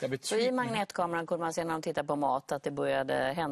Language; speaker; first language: Swedish; native; Swedish